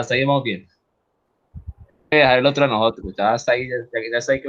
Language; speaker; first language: Spanish; native; Spanish